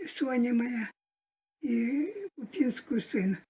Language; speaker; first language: Russian; non-native, local second language; Belarusian